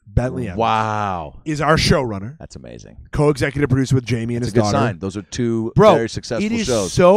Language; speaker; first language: English; native; English